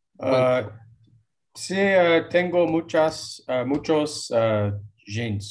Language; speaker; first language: Spanish; non-native, learner; English